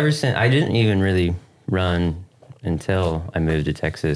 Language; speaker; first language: English; native; English